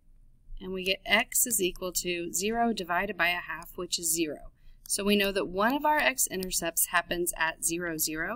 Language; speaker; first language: English; native; English